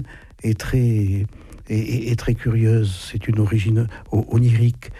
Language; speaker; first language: French; native; French